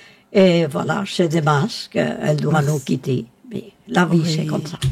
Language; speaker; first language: French; non-native, local second language; Spanish